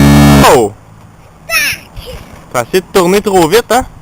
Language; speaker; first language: French; native; French